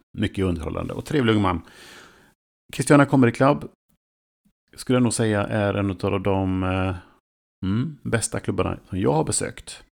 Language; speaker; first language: Swedish; native; Swedish